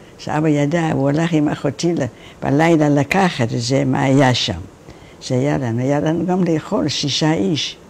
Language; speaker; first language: Hebrew; non-native, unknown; Dutch